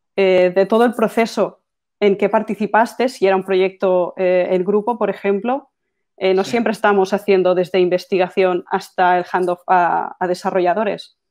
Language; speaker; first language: Spanish; native; Spanish